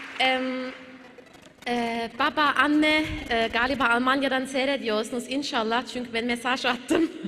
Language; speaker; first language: Turkish; early bilingual, heritage; Turkish